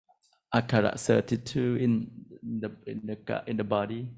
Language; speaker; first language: English; non-native, learner; Thai